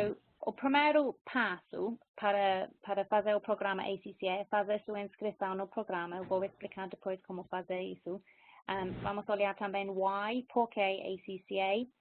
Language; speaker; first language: Portuguese; non-native, fluent; English